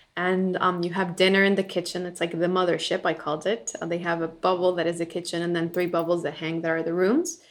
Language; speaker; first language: English; non-native, fluent; Spanish